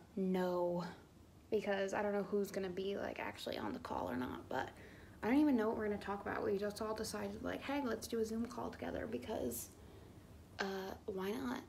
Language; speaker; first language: English; native; English